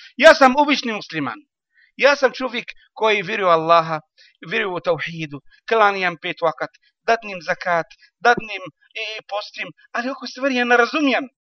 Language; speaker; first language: Bosnian; non-native, learner; Arabic